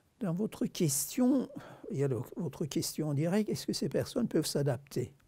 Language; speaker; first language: French; non-native, fluent; Turkish